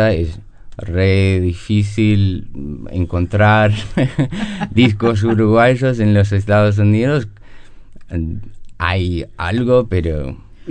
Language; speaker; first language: Spanish; non-native, learner; English